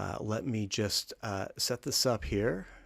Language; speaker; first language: English; native; English